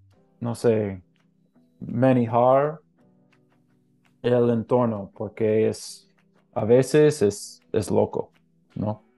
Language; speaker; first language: Spanish; non-native, learner; English